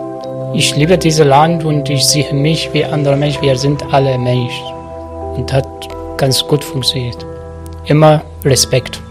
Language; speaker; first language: German; non-native, local second language; Arabic